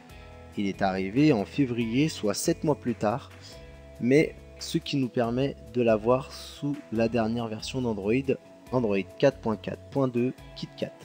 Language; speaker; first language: French; native; French